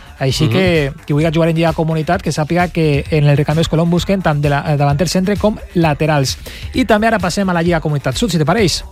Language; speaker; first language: Catalan; native; Catalan